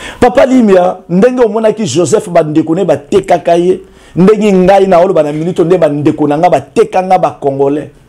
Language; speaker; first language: Lingala; native; Lingala